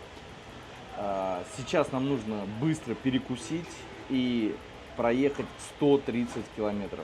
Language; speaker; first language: Russian; native; Russian